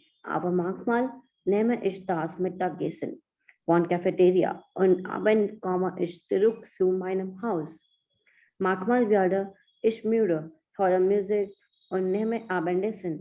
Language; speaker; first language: German; non-native, learner; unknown